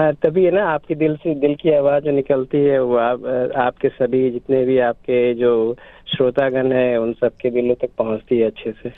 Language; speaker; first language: Hindi; non-native, fluent; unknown